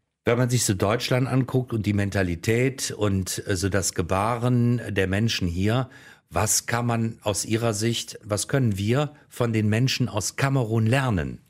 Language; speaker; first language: German; native; German